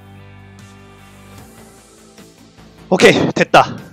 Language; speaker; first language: Japanese; non-native, learner; Korean